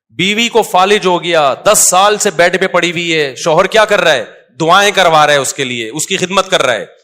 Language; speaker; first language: Urdu; native; Urdu